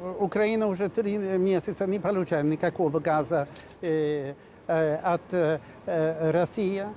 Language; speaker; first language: Russian; non-native, fluent; Swedish